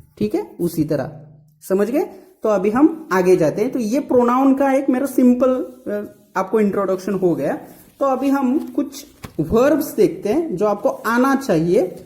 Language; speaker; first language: Hindi; non-native, local second language; Marathi